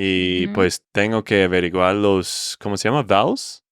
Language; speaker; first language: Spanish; non-native, fluent; English